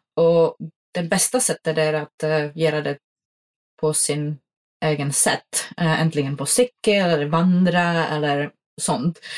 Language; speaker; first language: Swedish; non-native, fluent; Czech